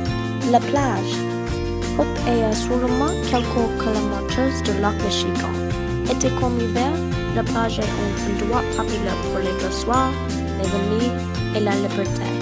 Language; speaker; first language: French; non-native, learner; English